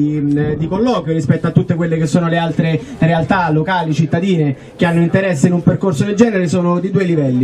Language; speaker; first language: Italian; native; Italian